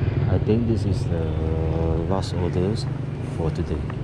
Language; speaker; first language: English; non-native, local second language; Chinese